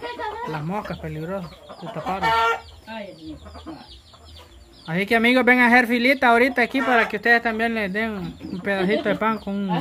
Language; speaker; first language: Spanish; native; Spanish